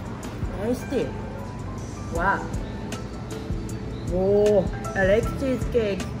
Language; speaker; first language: English; non-native, learner; Japanese